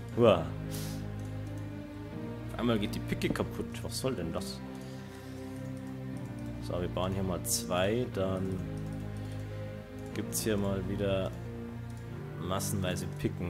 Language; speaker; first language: German; native; German